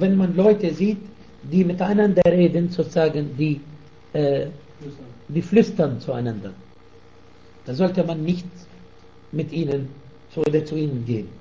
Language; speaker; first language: German; non-native, fluent; Arabic